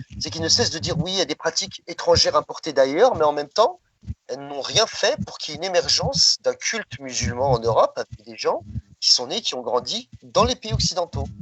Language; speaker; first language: French; early bilingual, other home language; Riffian